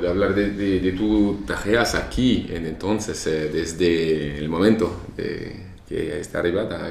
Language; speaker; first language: Spanish; non-native, learner; French